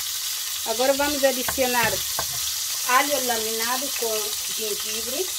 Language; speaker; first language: Portuguese; non-native, local second language; Upper Guinea Crioulo